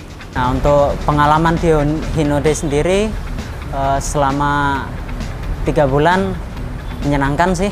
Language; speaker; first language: Indonesian; native; Indonesian